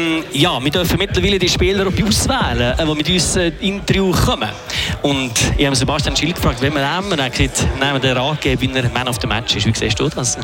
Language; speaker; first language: German; native; German